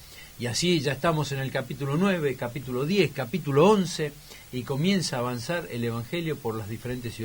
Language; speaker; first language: Spanish; native; Spanish